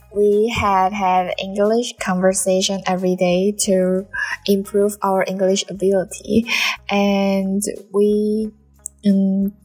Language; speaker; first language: English; non-native, learner; Chinese